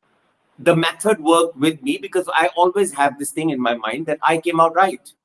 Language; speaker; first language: English; non-native, local second language; Punjabi